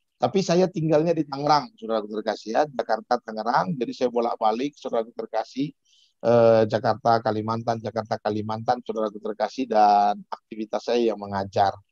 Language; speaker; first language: Indonesian; native; Indonesian